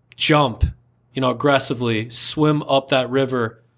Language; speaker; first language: English; native; English